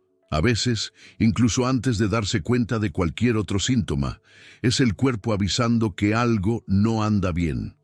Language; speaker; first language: Spanish; native; Spanish